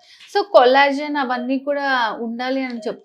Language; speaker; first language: Telugu; native; Telugu